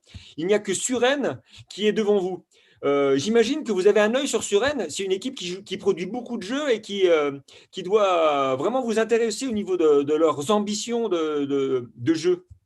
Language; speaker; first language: French; native; French